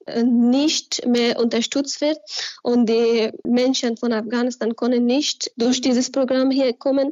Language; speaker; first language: German; non-native, learner; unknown